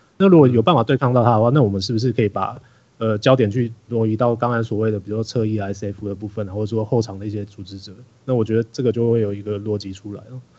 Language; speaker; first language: Chinese; native; Chinese